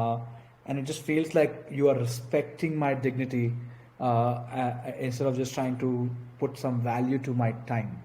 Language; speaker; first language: English; non-native, local second language; Gujarati